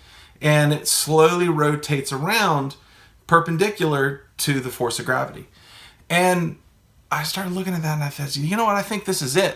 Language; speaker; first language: English; native; English